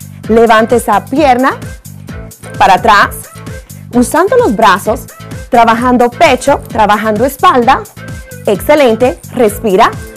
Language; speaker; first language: Spanish; native; Spanish